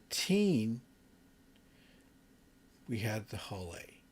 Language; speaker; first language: English; native; English